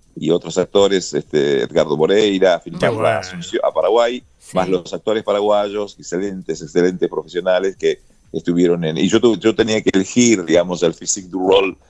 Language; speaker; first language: Spanish; native; Spanish